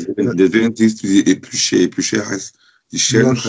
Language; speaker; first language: German; non-native, learner; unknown